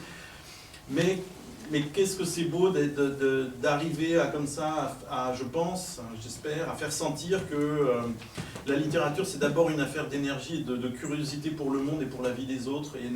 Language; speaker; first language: French; native; French